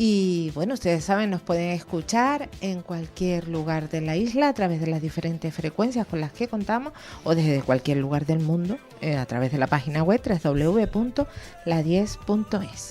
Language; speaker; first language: Spanish; native; Spanish